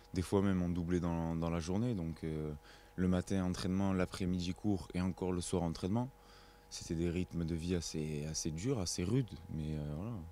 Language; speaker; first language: French; native; French